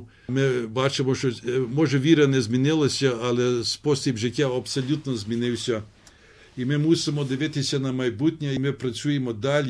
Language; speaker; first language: Ukrainian; early bilingual, heritage; Ukrainian